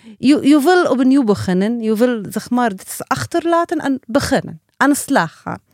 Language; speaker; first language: Dutch; non-native, learner; Arabic